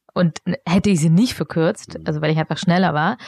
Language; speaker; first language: German; early bilingual, other home language; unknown